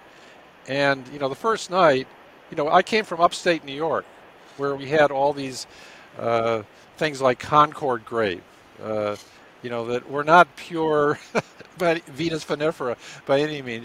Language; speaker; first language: English; native; English